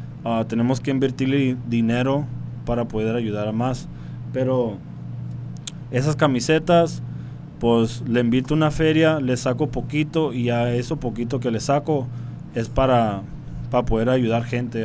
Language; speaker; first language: Spanish; early bilingual, heritage; Spanish